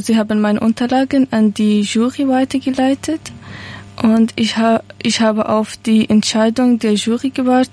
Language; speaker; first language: German; non-native, learner; Persian